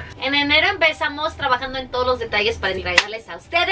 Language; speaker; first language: Spanish; early bilingual, heritage; Spanish